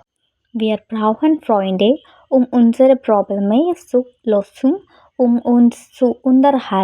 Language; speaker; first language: German; non-native, learner; Malayalam